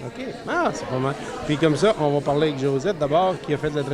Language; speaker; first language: French; native; French